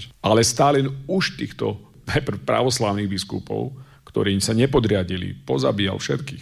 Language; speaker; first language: Slovak; native; Slovak